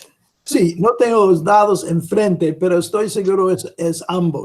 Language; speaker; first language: Spanish; non-native, fluent; English